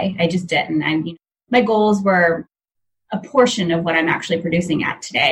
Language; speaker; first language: English; native; English